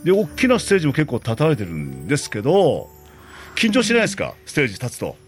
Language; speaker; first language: Japanese; native; Japanese